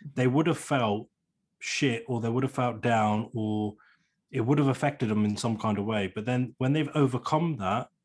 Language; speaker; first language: English; native; English